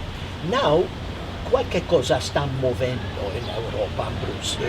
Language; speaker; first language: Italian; non-native, fluent; Maltese